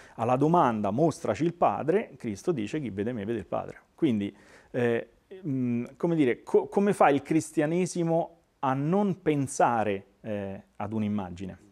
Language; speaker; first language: Italian; native; Italian